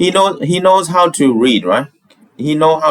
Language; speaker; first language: English; non-native, fluent; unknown